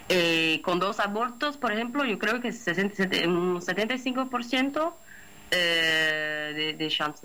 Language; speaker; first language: Spanish; non-native, fluent; Portuguese